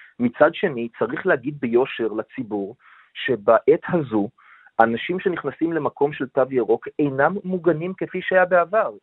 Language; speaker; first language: Hebrew; native; Hebrew